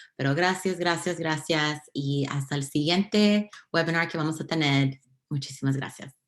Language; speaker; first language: Spanish; early bilingual, heritage; Spanish